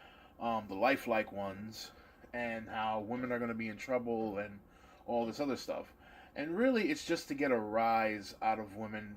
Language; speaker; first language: English; native; English